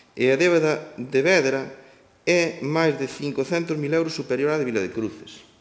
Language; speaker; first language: Galician; native; Galician